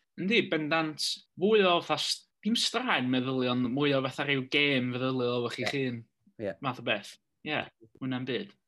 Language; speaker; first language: Welsh; native; Welsh